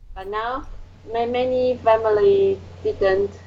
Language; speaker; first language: English; non-native, learner; Chinese